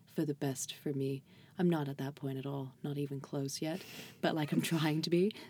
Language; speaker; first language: English; native; English